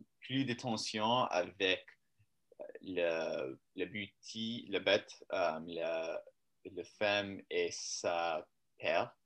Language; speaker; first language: French; non-native, learner; English